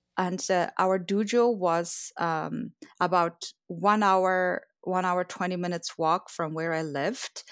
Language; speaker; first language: English; non-native, fluent; Persian